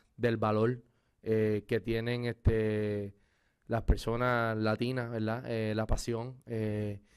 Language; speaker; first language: Spanish; native; Spanish